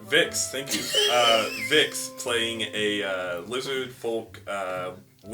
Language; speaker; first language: English; native; English